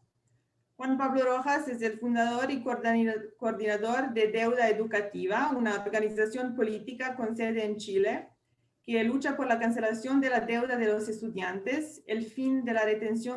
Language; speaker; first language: Spanish; non-native, fluent; English